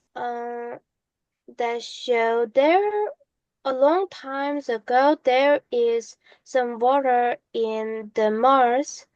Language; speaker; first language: English; non-native, learner; Korean